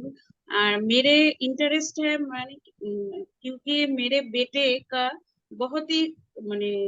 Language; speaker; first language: Hindi; non-native, local second language; Bangla